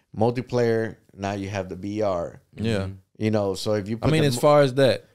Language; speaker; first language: English; non-native, fluent; Spanish